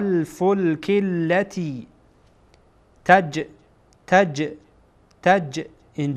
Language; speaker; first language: Persian; native; Persian